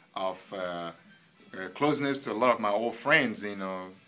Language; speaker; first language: English; non-native, local second language; Igbo